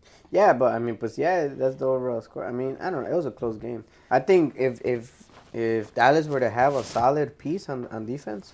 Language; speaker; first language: English; early bilingual, other home language; Spanish